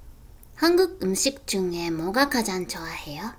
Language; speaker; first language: Korean; non-native, fluent; Japanese